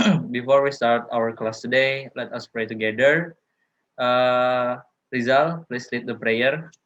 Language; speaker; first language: English; non-native, learner; Indonesian